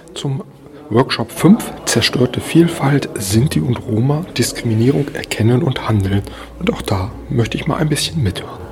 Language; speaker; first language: German; native; German